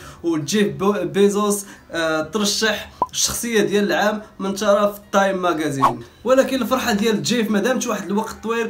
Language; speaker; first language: Arabic; native; Arabic